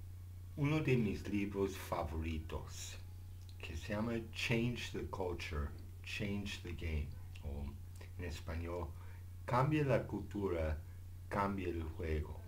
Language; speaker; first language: Spanish; non-native, fluent; English